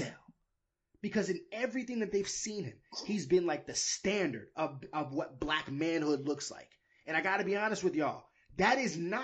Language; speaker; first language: English; native; English